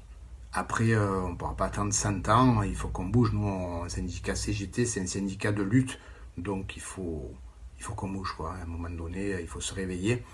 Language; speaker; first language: French; native; French